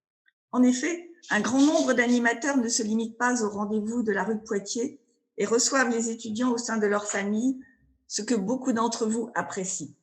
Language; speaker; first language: French; native; French